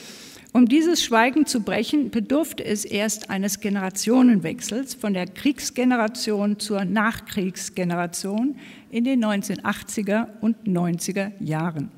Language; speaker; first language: German; native; German